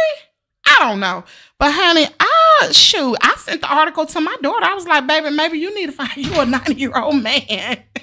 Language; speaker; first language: English; native; English